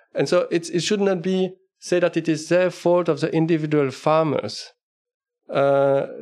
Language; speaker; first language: English; non-native, fluent; French